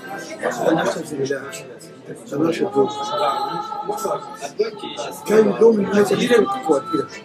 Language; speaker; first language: Russian; non-native, learner; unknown